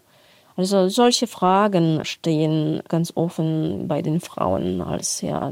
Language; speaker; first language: German; non-native, fluent; Polish